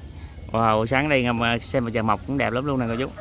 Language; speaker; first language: Vietnamese; native; Vietnamese